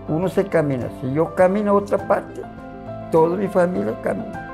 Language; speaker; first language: Spanish; non-native, local second language; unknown